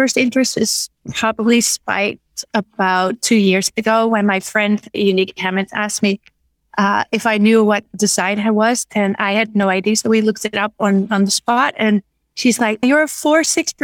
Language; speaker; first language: English; non-native, fluent; Dutch